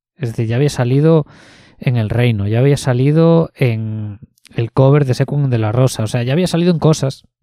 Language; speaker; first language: Spanish; native; Spanish